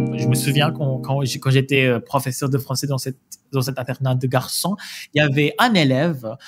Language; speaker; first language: French; non-native, fluent; Malay